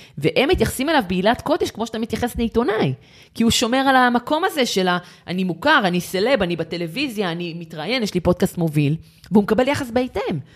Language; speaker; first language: Hebrew; native; Hebrew